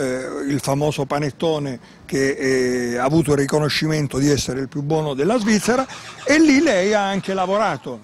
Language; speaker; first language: Italian; native; Italian